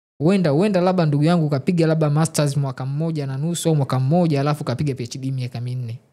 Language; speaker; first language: Swahili; native; Swahili